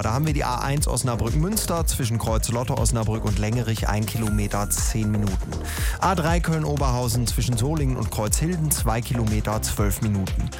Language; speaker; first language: German; native; German